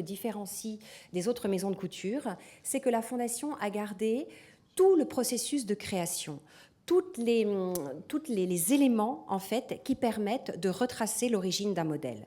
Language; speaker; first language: French; native; French